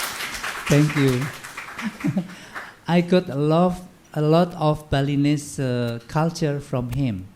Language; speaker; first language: English; non-native, learner; Indonesian